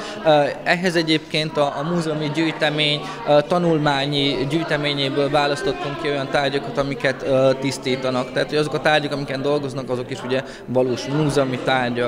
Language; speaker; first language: Hungarian; native; Hungarian